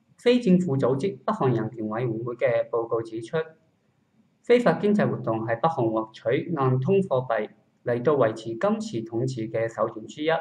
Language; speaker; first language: Cantonese; non-native, learner; Japanese